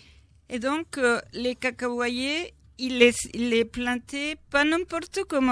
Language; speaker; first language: French; non-native, fluent; Spanish